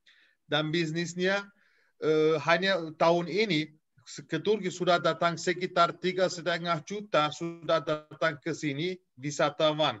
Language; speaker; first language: Indonesian; non-native, fluent; Turkish